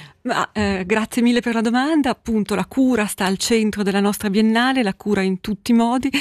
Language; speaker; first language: Italian; native; Italian